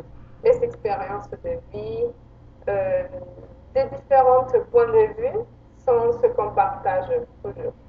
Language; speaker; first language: French; non-native, fluent; Spanish